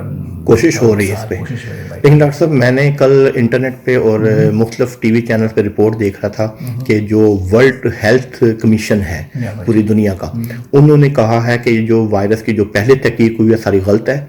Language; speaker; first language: Urdu; native; Urdu